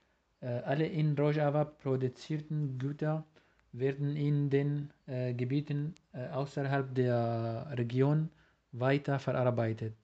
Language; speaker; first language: German; non-native, learner; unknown